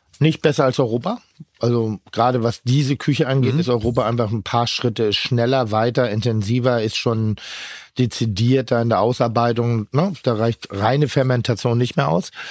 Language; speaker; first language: German; native; German